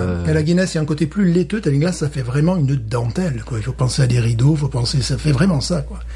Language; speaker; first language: French; native; French